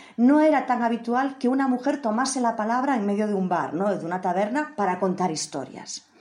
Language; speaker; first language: Spanish; native; Spanish